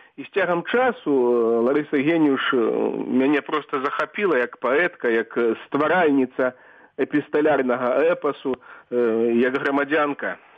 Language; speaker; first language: Belarusian; native; Belarusian